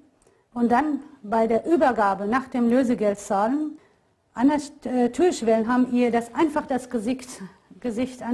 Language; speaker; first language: German; non-native, fluent; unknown